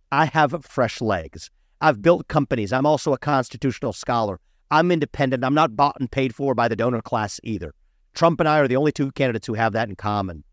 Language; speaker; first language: English; early bilingual, other home language; Hindi